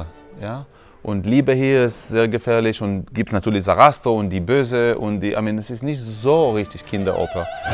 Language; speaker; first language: German; non-native, fluent; Hebrew